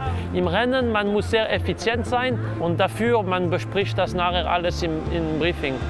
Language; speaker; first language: German; non-native, local second language; French